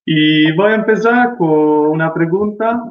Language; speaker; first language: Spanish; non-native, fluent; Italian